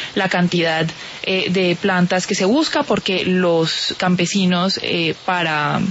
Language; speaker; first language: Spanish; native; Spanish